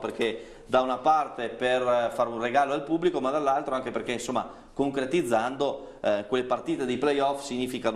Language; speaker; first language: Italian; native; Italian